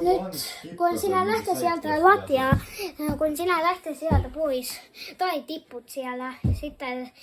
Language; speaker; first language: Finnish; non-native, learner; Estonian